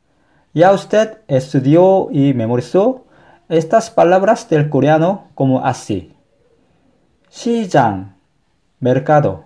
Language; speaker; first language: Spanish; non-native, fluent; Korean